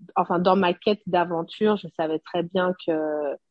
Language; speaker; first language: French; non-native, local second language; Rundi